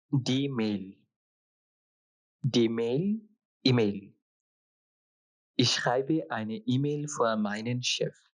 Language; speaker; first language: German; non-native, fluent; Bangla